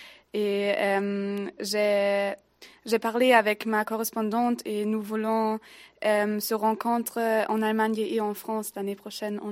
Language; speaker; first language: French; non-native, learner; German